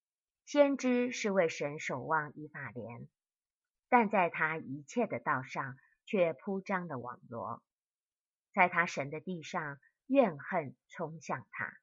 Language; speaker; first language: Chinese; native; Chinese